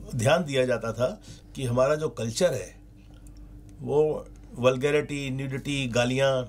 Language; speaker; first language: Hindi; native; Hindi